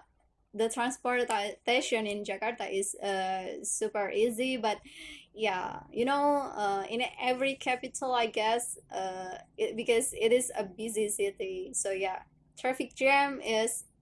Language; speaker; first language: English; non-native, learner; Indonesian